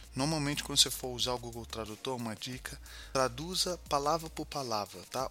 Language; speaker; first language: Portuguese; non-native, fluent; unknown